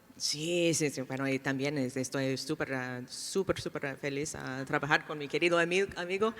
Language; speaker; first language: Spanish; non-native, fluent; English